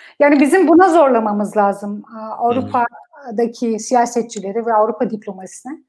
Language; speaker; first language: Turkish; non-native, fluent; Kurdish